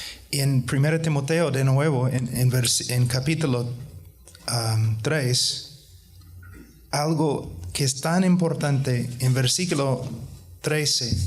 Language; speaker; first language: Spanish; non-native, fluent; English